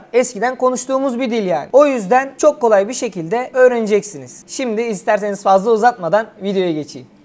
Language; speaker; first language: Turkish; native; Turkish